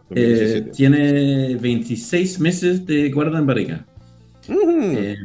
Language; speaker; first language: Spanish; non-native, learner; Danish